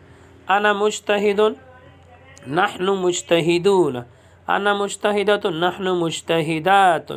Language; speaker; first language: Arabic; non-native, fluent; Urdu